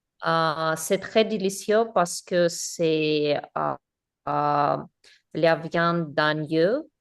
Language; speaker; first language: French; non-native, learner; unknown